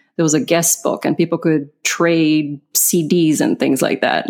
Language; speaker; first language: English; non-native, fluent; Portuguese